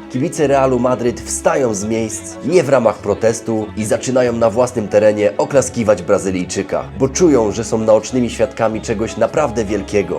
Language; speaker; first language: Polish; native; Polish